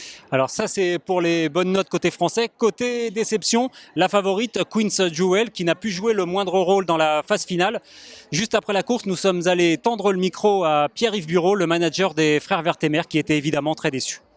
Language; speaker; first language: French; native; French